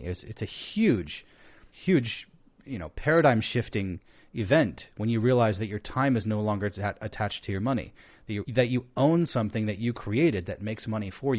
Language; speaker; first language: English; native; English